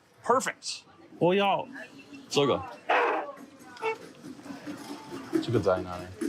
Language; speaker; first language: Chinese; non-native, learner; English